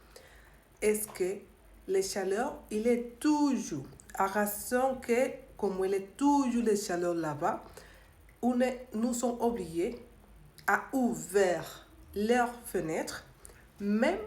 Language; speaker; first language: French; non-native, learner; Spanish